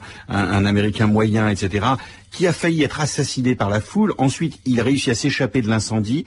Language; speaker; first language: French; native; French